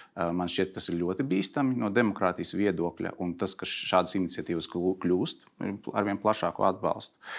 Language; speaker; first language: Latvian; non-native, local second language; Russian